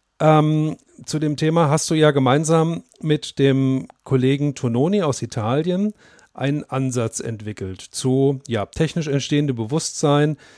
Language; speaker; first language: German; native; German